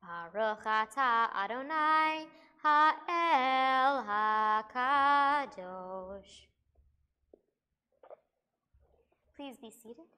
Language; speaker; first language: English; native; English